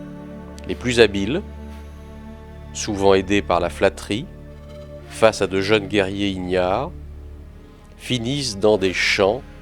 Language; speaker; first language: French; native; French